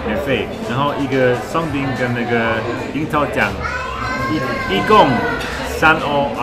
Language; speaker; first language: Chinese; non-native, fluent; German